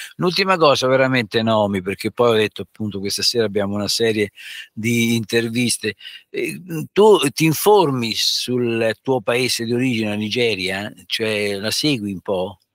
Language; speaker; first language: Italian; native; Italian